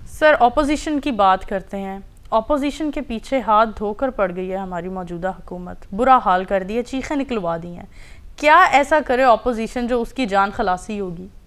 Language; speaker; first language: Urdu; native; Urdu